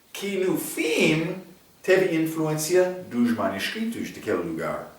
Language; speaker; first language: Portuguese; non-native, fluent; English